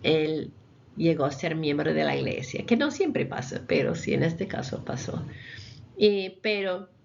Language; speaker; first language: Spanish; non-native, fluent; English